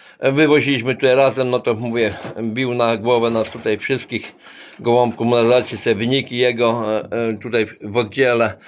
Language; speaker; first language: Polish; native; Polish